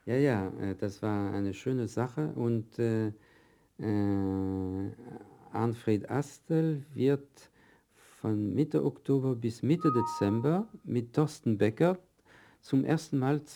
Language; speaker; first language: German; non-native, fluent; French